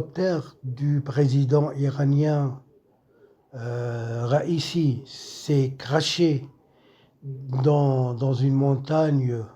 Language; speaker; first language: French; non-native, local second language; Arabic